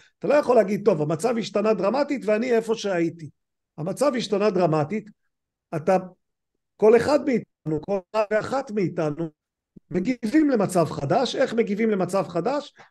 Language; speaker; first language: Hebrew; native; Hebrew